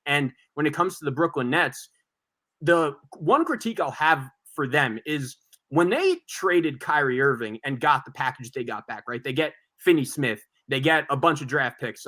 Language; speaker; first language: English; native; English